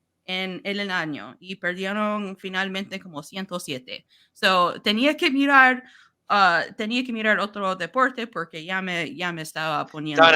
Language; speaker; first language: Spanish; non-native, learner; English